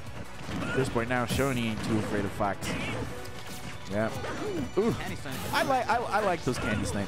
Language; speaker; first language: English; native; English